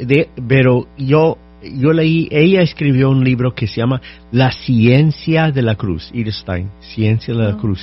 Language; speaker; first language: Spanish; non-native, fluent; English